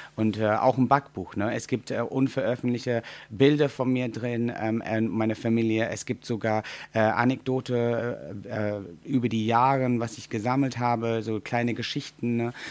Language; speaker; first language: German; non-native, fluent; English